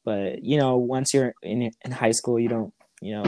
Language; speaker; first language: English; native; English